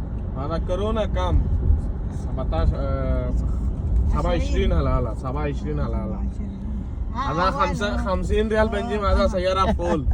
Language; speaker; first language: Arabic; non-native, learner; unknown